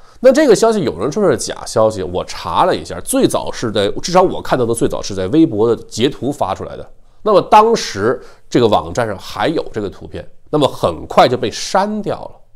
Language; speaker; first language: Chinese; native; Chinese